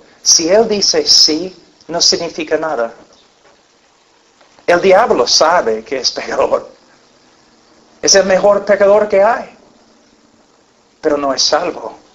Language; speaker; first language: Spanish; non-native, fluent; English